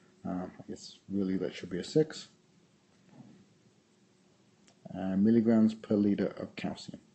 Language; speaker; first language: English; native; English